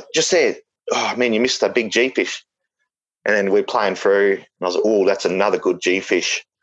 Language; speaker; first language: English; native; English